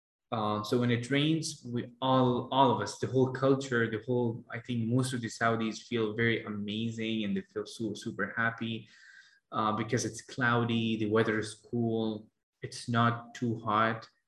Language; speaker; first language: English; non-native, fluent; Arabic